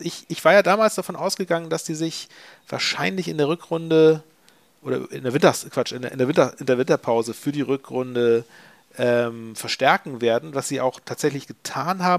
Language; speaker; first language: German; native; German